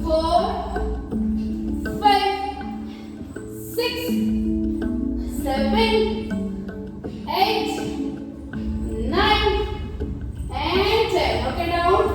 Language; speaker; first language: English; non-native, local second language; Kannada